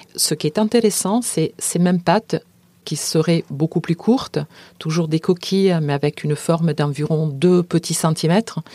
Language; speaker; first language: French; non-native, fluent; Italian